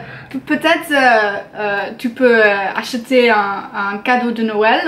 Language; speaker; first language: French; non-native, learner; English